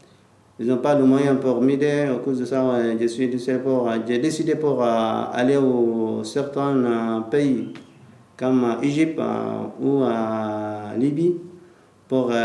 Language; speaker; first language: French; non-native, learner; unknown